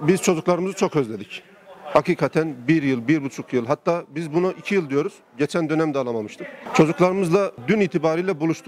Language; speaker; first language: Turkish; native; Turkish